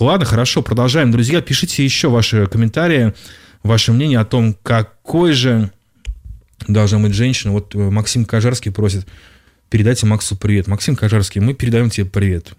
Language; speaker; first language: Russian; native; Russian